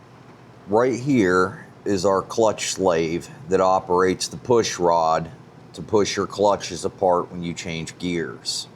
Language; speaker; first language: English; native; English